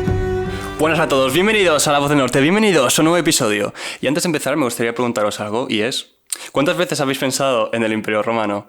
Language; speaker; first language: Spanish; native; Spanish